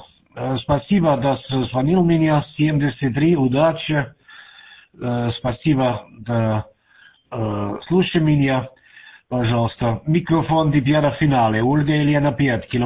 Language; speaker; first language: Russian; non-native, learner; German